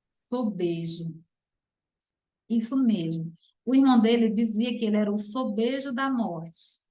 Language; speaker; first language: Portuguese; native; Portuguese